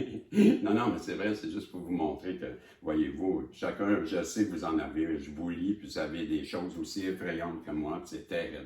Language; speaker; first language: French; native; French